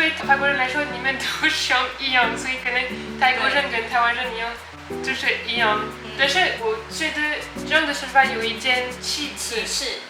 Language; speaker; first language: Chinese; non-native, fluent; French